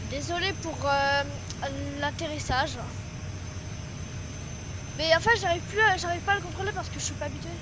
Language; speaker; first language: French; native; French